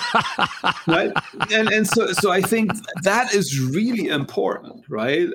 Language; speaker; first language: English; non-native, fluent; German